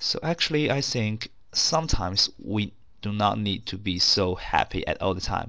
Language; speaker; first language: English; non-native, fluent; Chinese